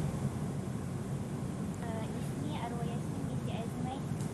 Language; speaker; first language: Arabic; non-native, learner; Malay